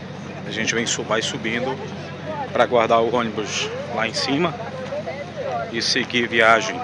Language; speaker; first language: Portuguese; native; Portuguese